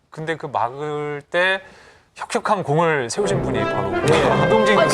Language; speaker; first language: Korean; native; Korean